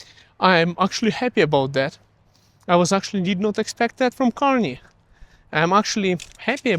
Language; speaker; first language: English; early bilingual, other home language; Russian